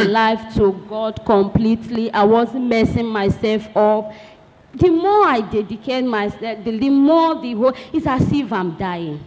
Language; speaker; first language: English; non-native, local second language; Igbo